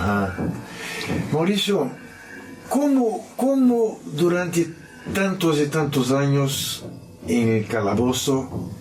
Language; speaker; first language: Spanish; non-native, learner; Portuguese